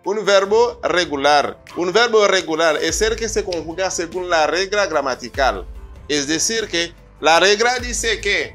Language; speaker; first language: Spanish; non-native, fluent; Haitian Creole